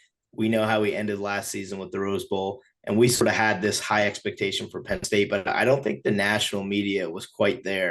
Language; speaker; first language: English; native; English